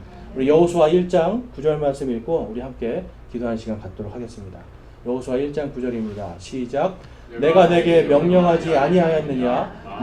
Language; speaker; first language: Korean; native; Korean